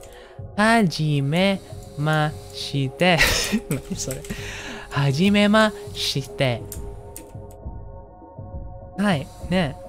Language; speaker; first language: Japanese; non-native, learner; Indonesian